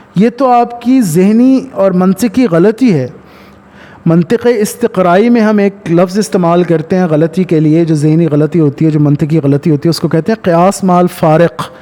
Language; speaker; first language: Urdu; early bilingual, heritage; Punjabi